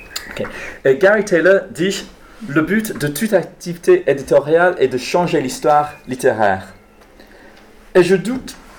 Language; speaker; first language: French; non-native, fluent; English